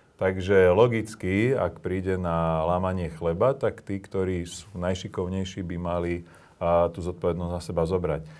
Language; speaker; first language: Slovak; native; Slovak